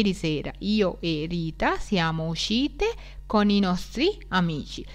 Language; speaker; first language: Italian; non-native, fluent; Sinhala